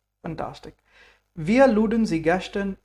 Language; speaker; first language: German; non-native, fluent; English